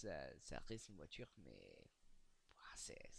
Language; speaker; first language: French; non-native, learner; English